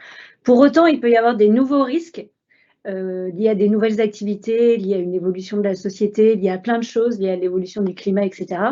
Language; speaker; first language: French; native; French